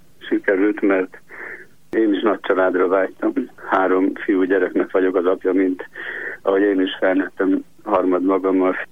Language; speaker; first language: Hungarian; native; Hungarian